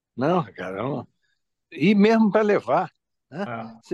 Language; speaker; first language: Portuguese; native; Portuguese